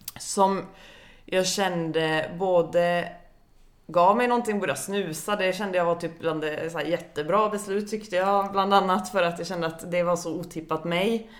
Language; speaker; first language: Swedish; native; Swedish